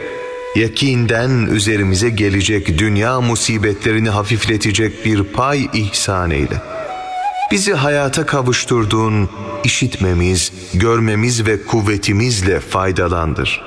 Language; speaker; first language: Turkish; native; Turkish